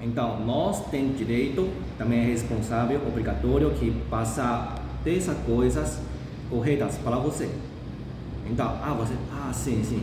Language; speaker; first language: Portuguese; non-native, fluent; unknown